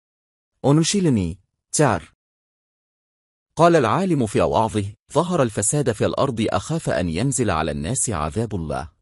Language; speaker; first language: Arabic; non-native, fluent; Bangla